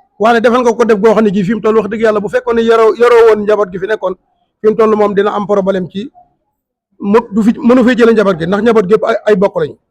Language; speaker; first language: Wolof; native; Wolof